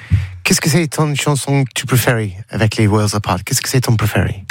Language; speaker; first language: French; non-native, learner; English